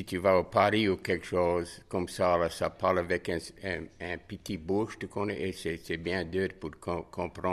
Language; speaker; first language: French; native; French